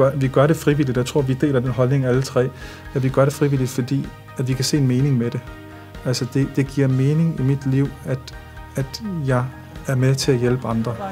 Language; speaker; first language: Danish; early bilingual, other home language; Arabic